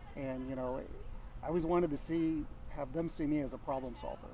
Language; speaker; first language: English; native; English